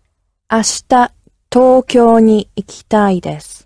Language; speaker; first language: Japanese; non-native, learner; English